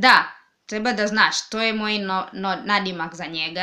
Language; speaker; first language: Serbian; non-native, learner; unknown